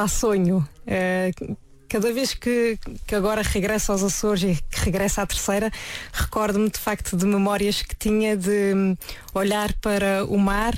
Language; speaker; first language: Portuguese; native; Portuguese